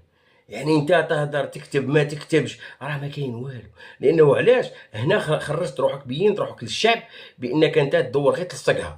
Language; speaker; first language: Arabic; native; Arabic